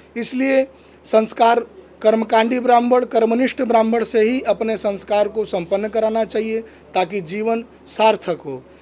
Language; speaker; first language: Hindi; native; Hindi